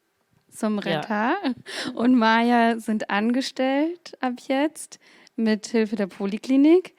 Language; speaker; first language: German; native; German